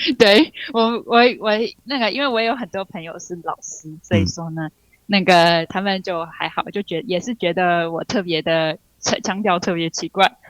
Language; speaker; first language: Chinese; non-native, local second language; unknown